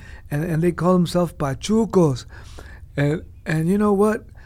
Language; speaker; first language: English; early bilingual, other home language; Spanish